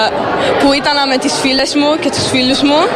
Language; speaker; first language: Greek; early bilingual, heritage; Greek